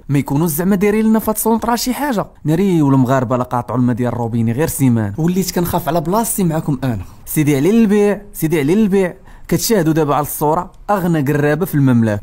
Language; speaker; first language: Arabic; native; Arabic